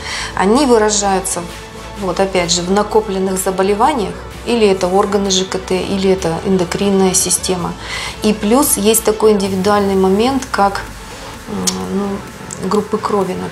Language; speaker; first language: Russian; native; Russian